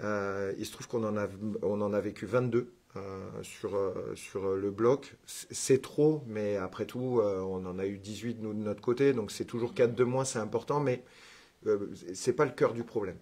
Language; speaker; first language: French; native; French